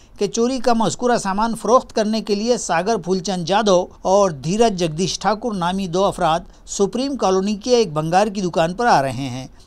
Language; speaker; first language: Urdu; native; Urdu